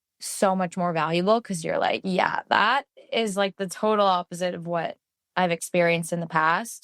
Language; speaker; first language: English; native; English